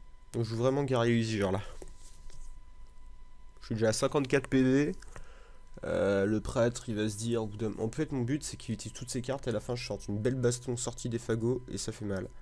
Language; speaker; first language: French; native; French